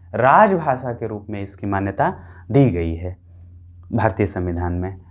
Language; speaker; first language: Hindi; non-native, local second language; Bhojpuri